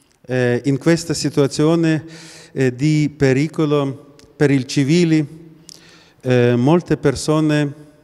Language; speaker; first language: Italian; non-native, learner; Ukrainian